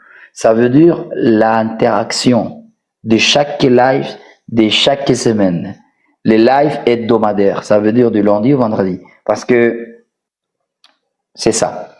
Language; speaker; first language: French; non-native, fluent; Spanish